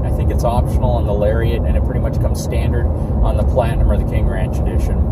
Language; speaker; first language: English; native; English